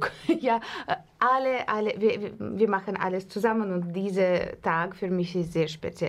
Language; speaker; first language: German; non-native, learner; Russian